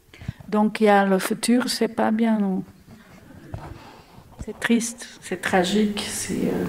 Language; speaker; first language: French; non-native, learner; Portuguese